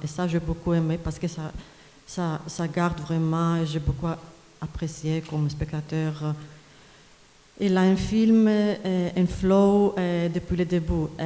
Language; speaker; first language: French; non-native, fluent; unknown